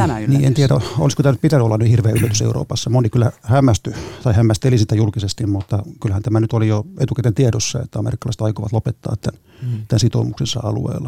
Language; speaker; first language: Finnish; native; Finnish